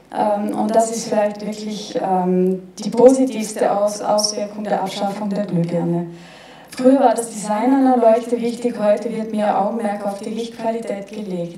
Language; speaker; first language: German; native; German